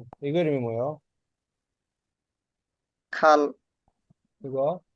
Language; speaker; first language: Korean; non-native, learner; Bangla